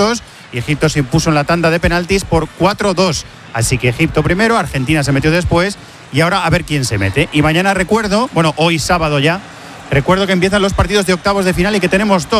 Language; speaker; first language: Spanish; native; Spanish